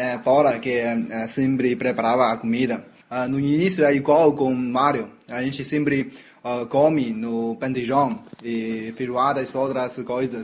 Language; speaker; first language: Portuguese; non-native, learner; Chinese